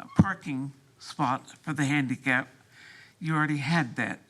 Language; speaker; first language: English; early bilingual, other home language; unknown